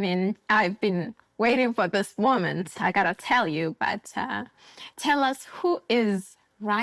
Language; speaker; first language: English; native; English